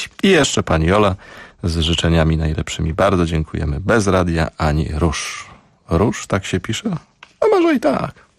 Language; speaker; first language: Polish; native; Polish